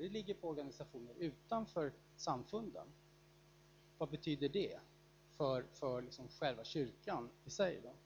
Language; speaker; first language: Swedish; native; Swedish